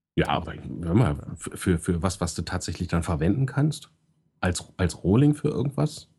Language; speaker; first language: German; native; German